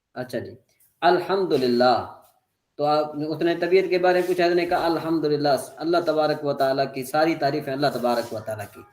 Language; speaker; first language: Urdu; non-native, local second language; Sindhi